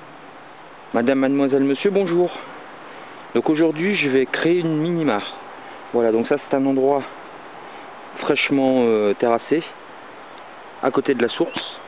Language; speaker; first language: French; native; French